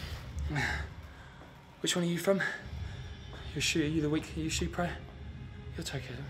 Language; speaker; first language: English; native; English